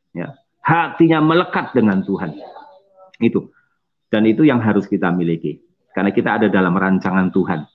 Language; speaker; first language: Indonesian; non-native, local second language; Javanese